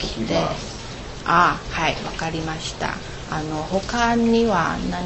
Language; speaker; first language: Japanese; non-native, learner; Chinese